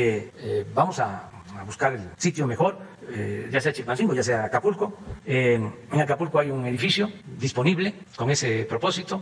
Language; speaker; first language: Spanish; native; Spanish